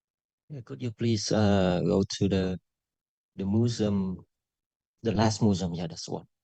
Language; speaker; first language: English; non-native, local second language; Vietnamese